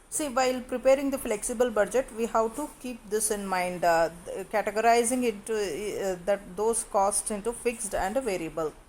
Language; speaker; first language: English; non-native, local second language; Kannada